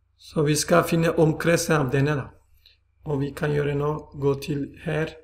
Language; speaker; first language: Swedish; non-native, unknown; Turkish